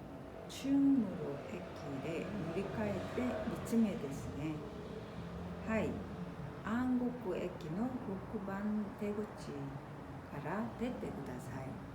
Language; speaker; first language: Japanese; non-native, fluent; Korean